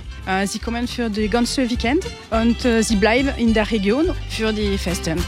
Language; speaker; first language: German; non-native, learner; French